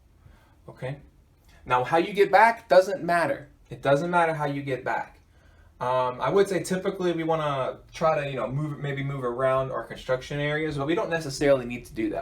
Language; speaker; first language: English; native; English